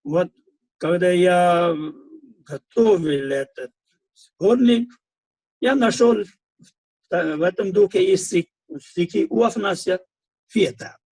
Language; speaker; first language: Russian; non-native, fluent; Hindi